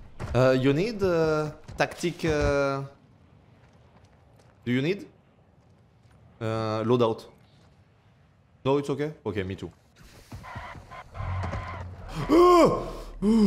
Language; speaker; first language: English; non-native, learner; French